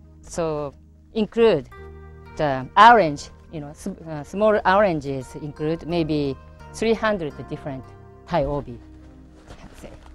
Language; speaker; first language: English; non-native, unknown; Japanese